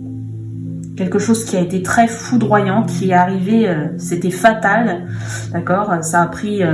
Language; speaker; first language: French; native; French